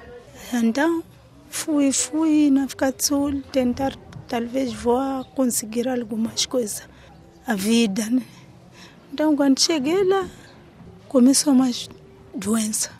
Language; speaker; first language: Portuguese; non-native, local second language; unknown